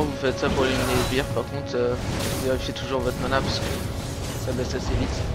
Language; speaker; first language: French; native; French